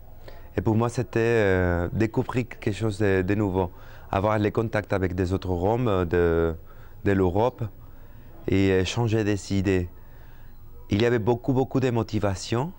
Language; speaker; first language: French; non-native, fluent; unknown